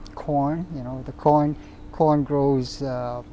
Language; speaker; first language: English; native; English